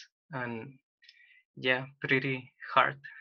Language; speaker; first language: English; non-native, fluent; Spanish